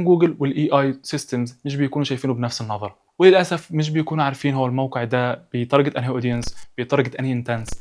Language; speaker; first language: Arabic; native; Arabic